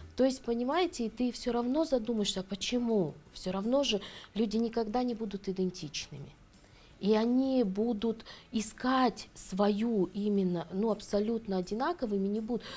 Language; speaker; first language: Russian; native; Russian